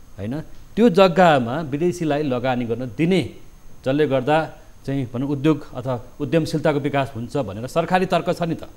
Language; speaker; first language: Nepali; native; Nepali